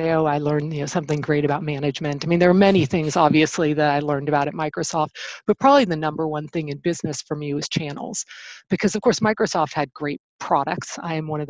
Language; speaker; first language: English; native; English